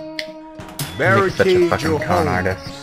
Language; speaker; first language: English; native; English